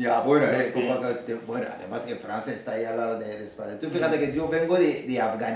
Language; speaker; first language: Spanish; non-native, learner; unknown